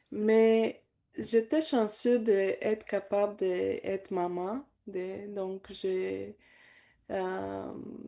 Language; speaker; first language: French; non-native, learner; Bulgarian